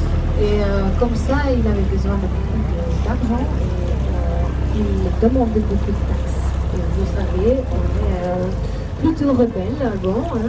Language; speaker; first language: French; non-native, local second language; Dutch